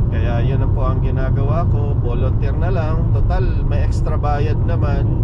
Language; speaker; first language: Filipino; native; Filipino